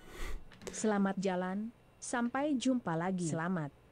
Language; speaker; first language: Indonesian; non-native, learner; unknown